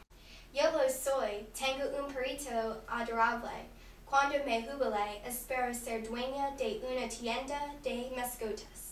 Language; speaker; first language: Spanish; non-native, learner; English